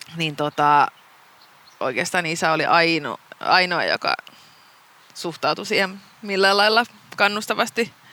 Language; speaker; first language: Finnish; non-native, local second language; Swedish